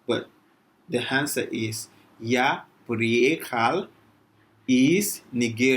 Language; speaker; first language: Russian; non-native, learner; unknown